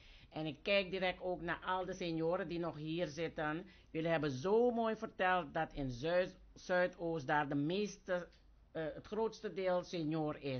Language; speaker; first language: Dutch; native; Dutch